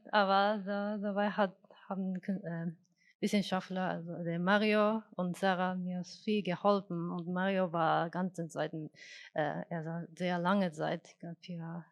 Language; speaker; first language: German; non-native, fluent; Japanese